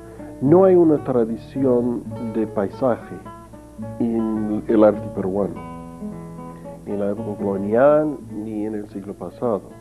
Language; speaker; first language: Spanish; non-native, fluent; English